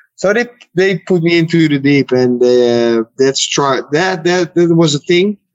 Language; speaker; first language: English; non-native, fluent; Dutch